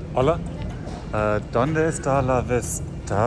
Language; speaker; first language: Spanish; non-native, learner; German